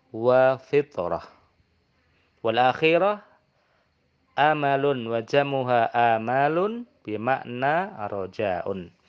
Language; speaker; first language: Arabic; non-native, fluent; Indonesian